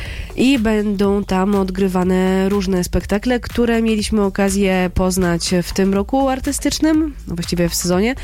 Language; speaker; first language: Polish; native; Polish